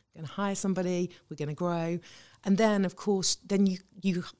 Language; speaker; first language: English; native; English